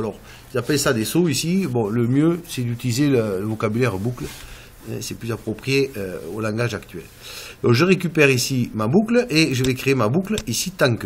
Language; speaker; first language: French; native; French